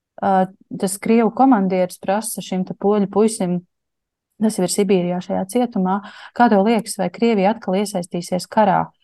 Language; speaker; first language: Latvian; native; Latvian